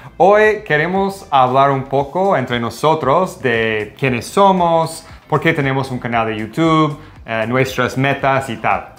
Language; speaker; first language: Spanish; non-native, fluent; English